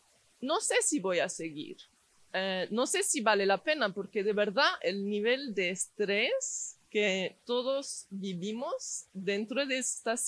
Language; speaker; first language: Spanish; non-native, fluent; English